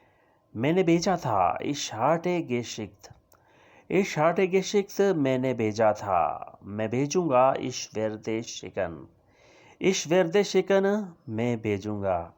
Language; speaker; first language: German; non-native, fluent; Urdu